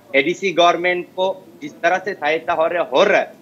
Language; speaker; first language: Hindi; non-native, local second language; Kok Borok